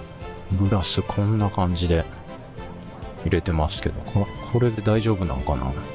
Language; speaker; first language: Japanese; native; Japanese